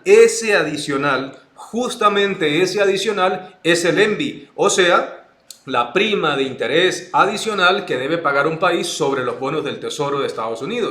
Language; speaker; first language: Spanish; native; Spanish